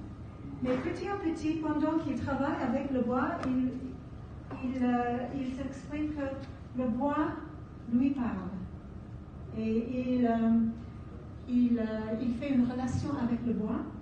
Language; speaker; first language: French; non-native, fluent; English